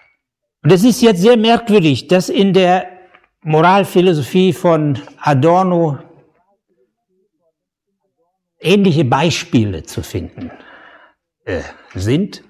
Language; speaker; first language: German; native; German